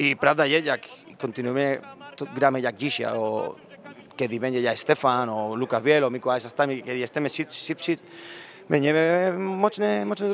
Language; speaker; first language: Polish; non-native, learner; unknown